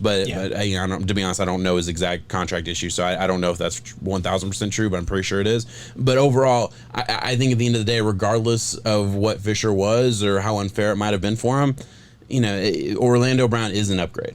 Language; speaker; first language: English; native; English